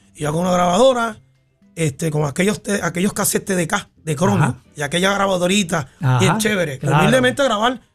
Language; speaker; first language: Spanish; native; Spanish